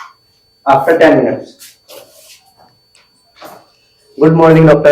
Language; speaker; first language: English; non-native, learner; Hindi